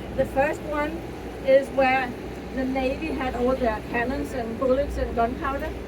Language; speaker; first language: English; non-native, fluent; Danish